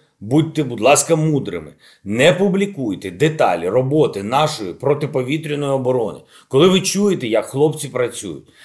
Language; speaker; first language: Ukrainian; non-native, local second language; Russian